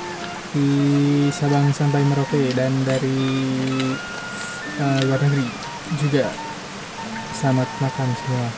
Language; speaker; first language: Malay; non-native, local second language; Javanese